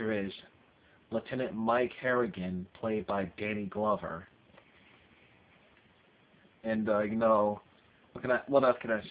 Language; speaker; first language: English; native; English